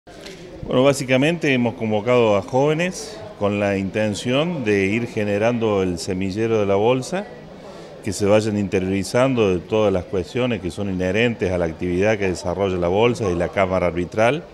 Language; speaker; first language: Spanish; native; Spanish